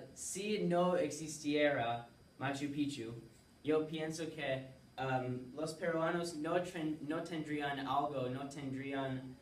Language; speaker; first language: Spanish; non-native, learner; English